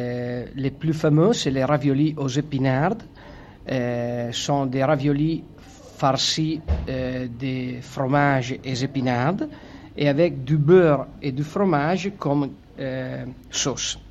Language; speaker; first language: French; non-native, fluent; Italian